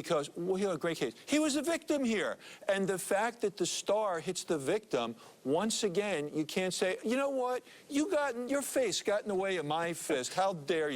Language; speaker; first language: English; native; English